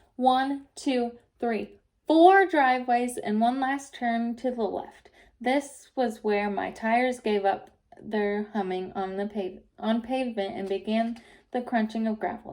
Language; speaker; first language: English; native; English